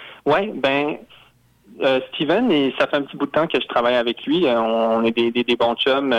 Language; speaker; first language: French; native; French